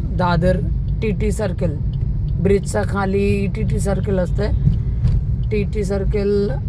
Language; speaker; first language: Marathi; non-native, local second language; Hindi